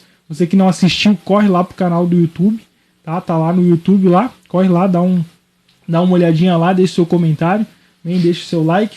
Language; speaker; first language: Portuguese; native; Portuguese